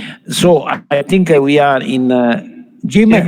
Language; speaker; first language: English; non-native, fluent; Italian